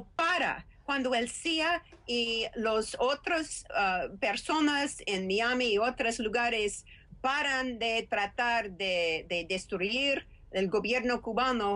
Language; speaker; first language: Spanish; non-native, fluent; English